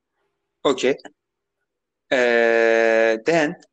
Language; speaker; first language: English; non-native, learner; Turkish